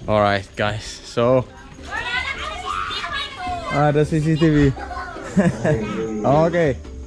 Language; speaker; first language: Indonesian; non-native, learner; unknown